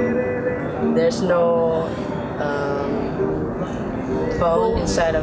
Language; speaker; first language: English; non-native, learner; Indonesian